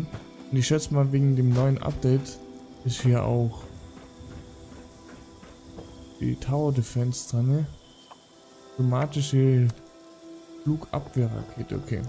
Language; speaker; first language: German; native; German